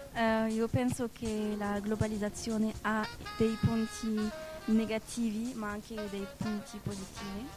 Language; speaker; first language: Italian; non-native, learner; French